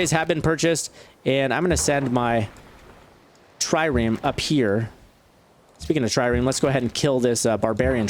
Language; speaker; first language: English; native; English